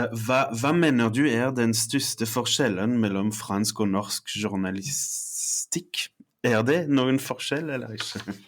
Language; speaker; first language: Norwegian; non-native, fluent; French